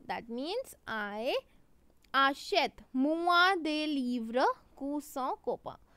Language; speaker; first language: French; non-native, learner; Hindi